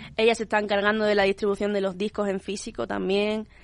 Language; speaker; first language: Spanish; native; Spanish